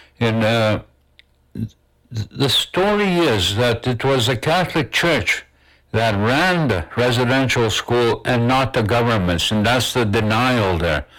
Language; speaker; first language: English; non-native, local second language; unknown